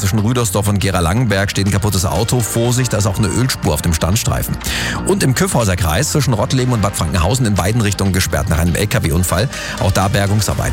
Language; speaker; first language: German; native; German